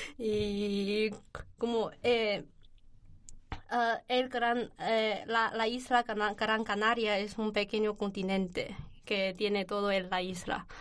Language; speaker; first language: Spanish; non-native, learner; Chinese